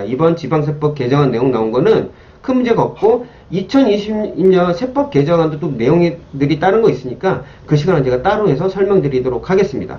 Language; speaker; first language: Korean; native; Korean